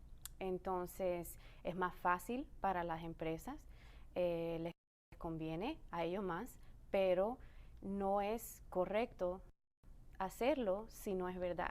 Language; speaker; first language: Spanish; early bilingual, other home language; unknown